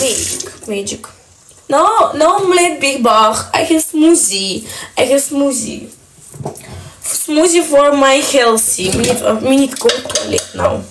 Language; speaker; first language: English; non-native, learner; Russian